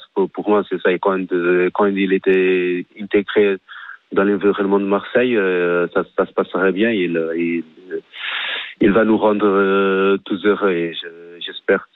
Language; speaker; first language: French; non-native, fluent; Portuguese